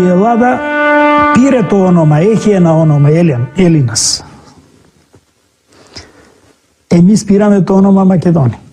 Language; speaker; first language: Greek; non-native, local second language; Macedonian